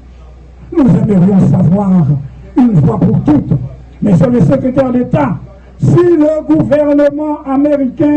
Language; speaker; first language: French; non-native, local second language; Haitian Creole